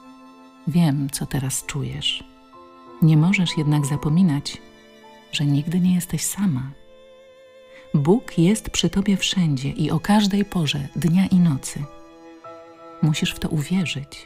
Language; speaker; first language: Polish; native; Polish